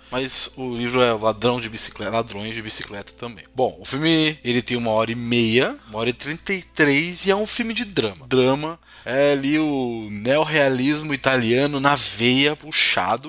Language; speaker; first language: Portuguese; native; Portuguese